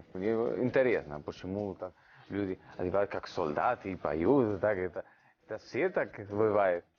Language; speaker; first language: Russian; non-native, learner; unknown